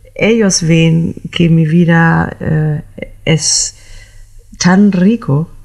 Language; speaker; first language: Spanish; non-native, learner; German